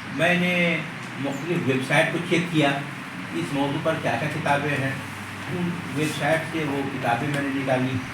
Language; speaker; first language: Urdu; native; Urdu